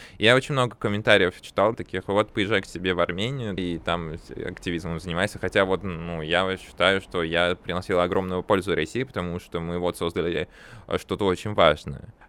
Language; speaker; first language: Russian; early bilingual, other home language; Armenian